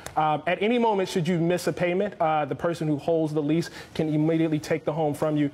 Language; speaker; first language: English; native; English